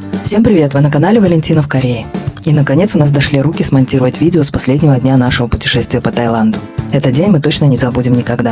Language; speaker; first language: Russian; native; Russian